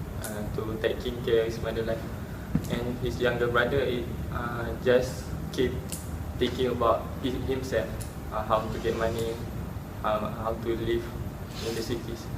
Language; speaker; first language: English; non-native, local second language; Malay